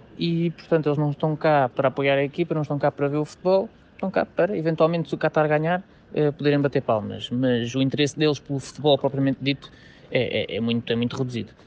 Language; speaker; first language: Portuguese; native; Portuguese